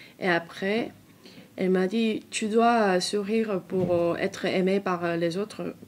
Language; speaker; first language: French; non-native, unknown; Korean